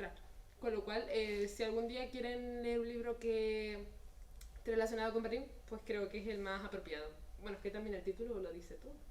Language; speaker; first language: Spanish; native; Spanish